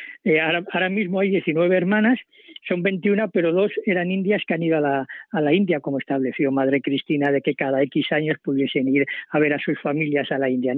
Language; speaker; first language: Spanish; native; Spanish